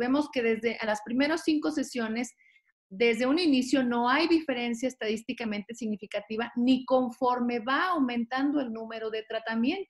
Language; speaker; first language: Spanish; native; Spanish